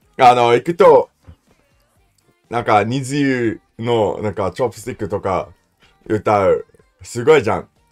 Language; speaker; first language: Japanese; non-native, learner; English